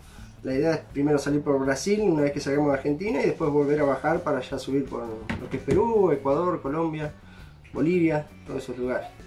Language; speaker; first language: Spanish; native; Spanish